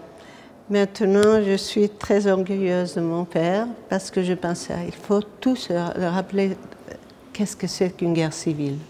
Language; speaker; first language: French; non-native, fluent; Spanish